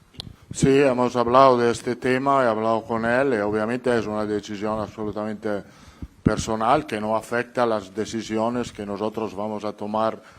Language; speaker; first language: Spanish; non-native, fluent; Italian